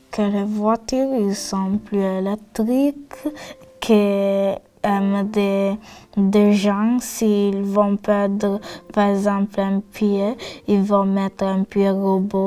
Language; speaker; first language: French; non-native, learner; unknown